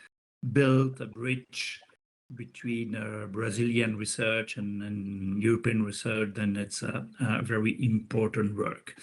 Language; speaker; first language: English; non-native, fluent; French